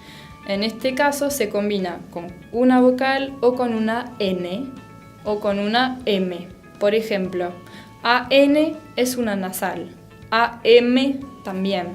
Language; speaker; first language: Spanish; non-native, fluent; French